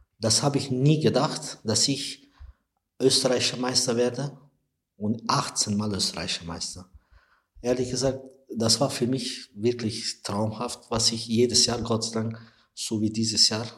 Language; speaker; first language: German; non-native, learner; Persian